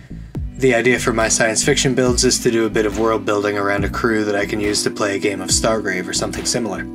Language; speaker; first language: English; native; English